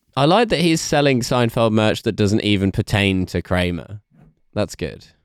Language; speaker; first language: English; native; English